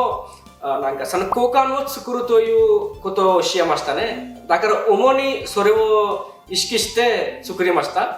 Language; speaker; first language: Japanese; non-native, fluent; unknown